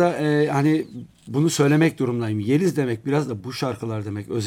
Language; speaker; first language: Turkish; native; Turkish